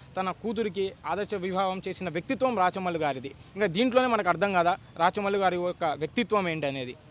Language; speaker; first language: Telugu; native; Telugu